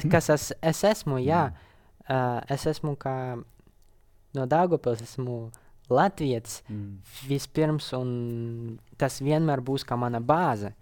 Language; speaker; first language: Latvian; non-native, local second language; Russian